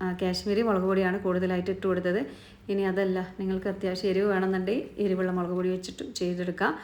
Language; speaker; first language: Malayalam; native; Malayalam